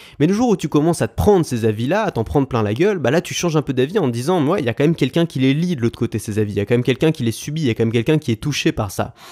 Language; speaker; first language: French; native; French